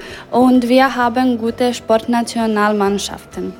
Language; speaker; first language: German; non-native, learner; Croatian